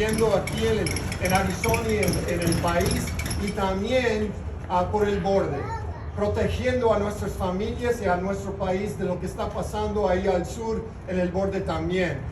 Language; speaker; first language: Spanish; early bilingual, other home language; English